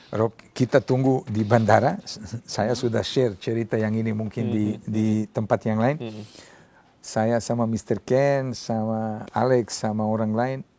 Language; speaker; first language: Indonesian; non-native, fluent; Serbian